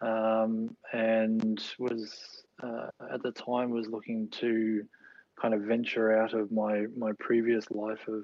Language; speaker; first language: English; native; English